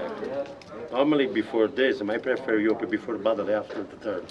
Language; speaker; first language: English; non-native, learner; Italian